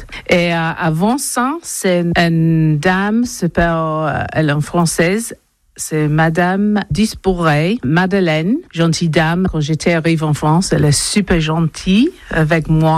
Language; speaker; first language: French; non-native, learner; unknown